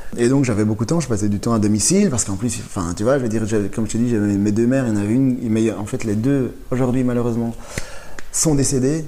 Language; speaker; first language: French; native; French